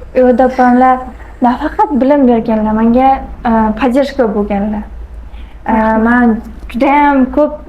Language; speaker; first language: Uzbek; non-native, local second language; Kara-Kalpak